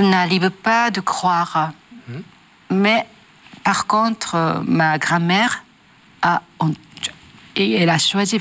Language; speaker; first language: French; non-native, learner; Japanese